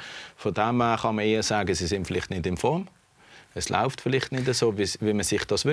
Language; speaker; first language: German; native; German